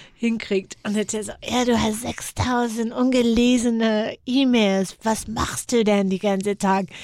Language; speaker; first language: German; non-native, fluent; English